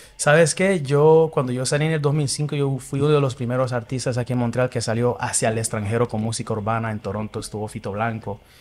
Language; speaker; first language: Spanish; early bilingual, heritage; Spanish